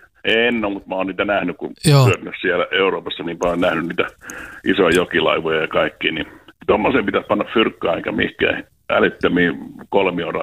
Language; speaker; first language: Finnish; native; Finnish